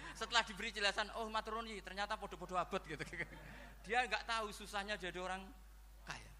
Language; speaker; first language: Indonesian; non-native, local second language; Javanese